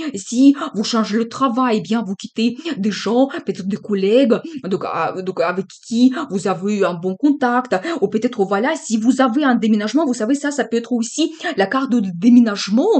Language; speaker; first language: French; non-native, fluent; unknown